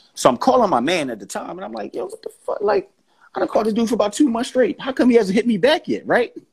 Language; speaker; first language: English; native; English